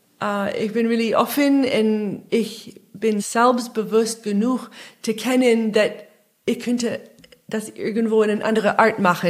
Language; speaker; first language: German; non-native, fluent; English